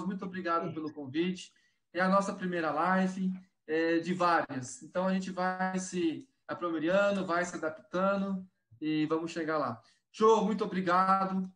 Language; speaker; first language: Portuguese; native; Portuguese